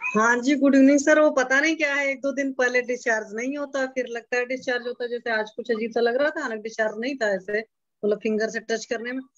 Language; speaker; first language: Hindi; native; Hindi